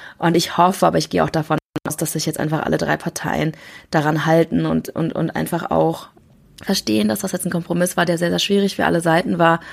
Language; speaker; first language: German; early bilingual, other home language; Korean